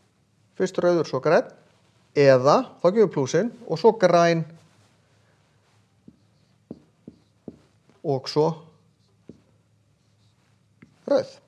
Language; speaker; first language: Icelandic; native; Icelandic